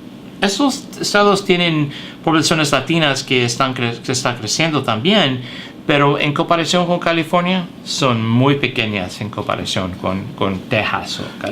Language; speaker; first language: Spanish; early bilingual, heritage; English